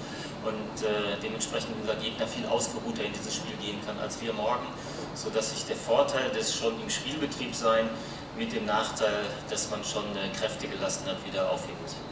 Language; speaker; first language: German; native; German